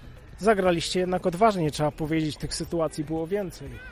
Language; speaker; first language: Polish; native; Polish